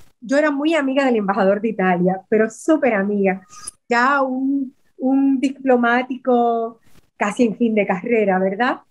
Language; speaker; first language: Spanish; native; Spanish